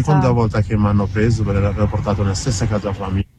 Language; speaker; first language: Italian; early bilingual, other home language; Arabic